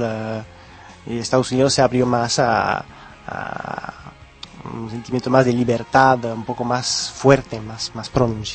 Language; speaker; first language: Spanish; early bilingual, heritage; Spanish